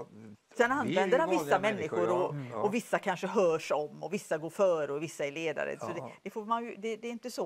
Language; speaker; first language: Swedish; native; Swedish